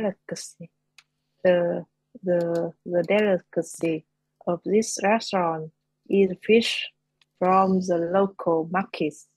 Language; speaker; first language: English; non-native, learner; Vietnamese